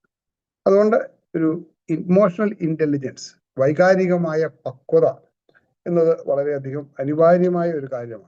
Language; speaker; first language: Malayalam; native; Malayalam